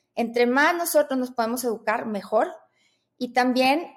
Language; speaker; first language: Spanish; native; Spanish